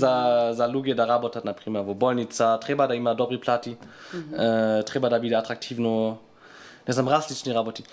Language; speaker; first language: Macedonian; non-native, learner; German